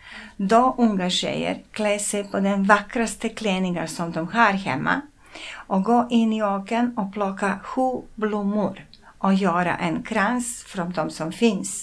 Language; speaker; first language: Swedish; non-native, fluent; Serbian